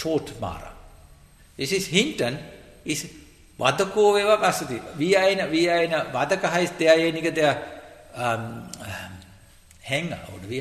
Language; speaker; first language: German; non-native, learner; Sinhala